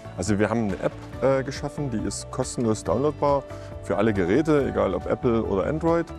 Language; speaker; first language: German; native; German